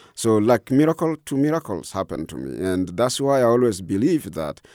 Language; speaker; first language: English; non-native, fluent; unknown